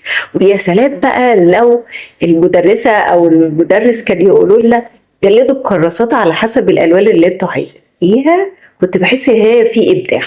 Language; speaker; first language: Arabic; native; Arabic